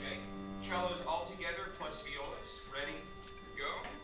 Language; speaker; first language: English; native; English